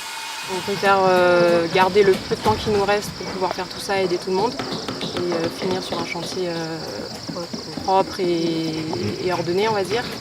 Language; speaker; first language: French; native; French